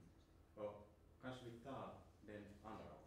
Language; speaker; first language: Swedish; non-native, local second language; Finnish